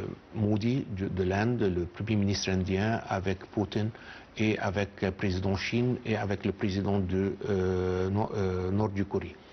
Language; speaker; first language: French; non-native, fluent; Arabic